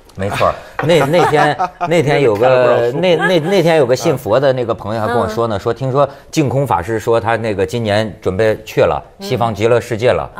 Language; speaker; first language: Chinese; native; Chinese